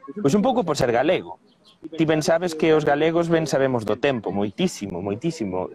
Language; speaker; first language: Galician; non-native, local second language; Spanish